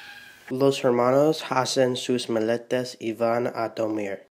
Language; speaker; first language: Spanish; non-native, learner; English